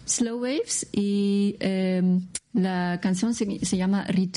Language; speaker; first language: Spanish; non-native, learner; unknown